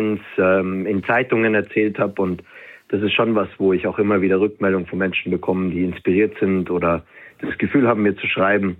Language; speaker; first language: German; native; German